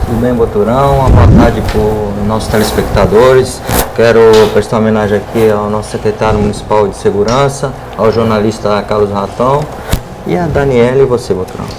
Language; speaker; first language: Portuguese; native; Portuguese